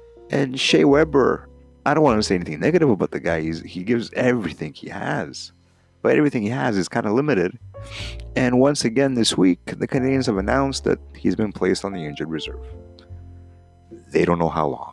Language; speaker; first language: English; native; English